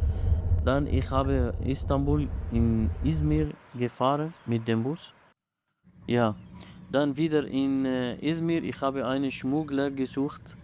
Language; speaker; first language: German; non-native, learner; Arabic